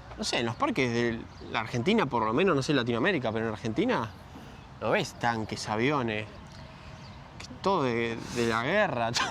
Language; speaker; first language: Spanish; native; Spanish